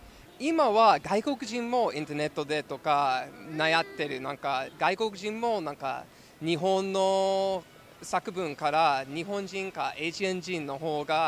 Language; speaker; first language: Japanese; non-native, learner; English